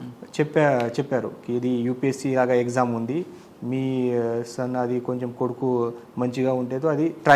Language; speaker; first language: Telugu; non-native, local second language; Marathi